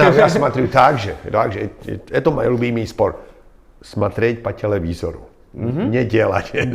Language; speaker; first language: Russian; non-native, learner; Czech